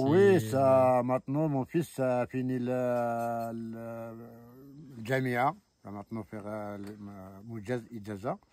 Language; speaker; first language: French; non-native, learner; Arabic